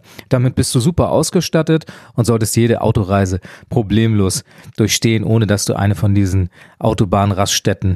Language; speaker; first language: German; native; German